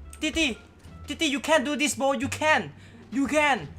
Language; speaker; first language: English; non-native, learner; Thai